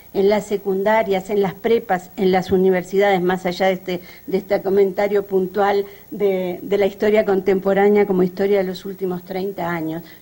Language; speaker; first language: Spanish; native; Spanish